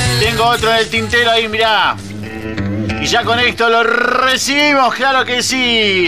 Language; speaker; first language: Spanish; native; Spanish